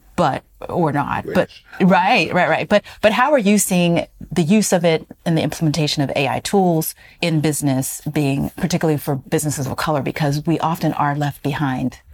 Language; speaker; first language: English; native; English